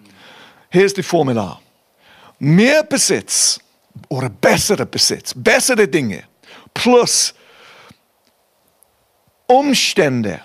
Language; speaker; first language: German; non-native, fluent; English